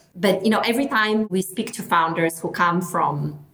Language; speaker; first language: English; non-native, fluent; Italian